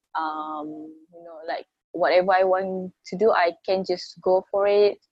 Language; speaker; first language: English; non-native, local second language; Malay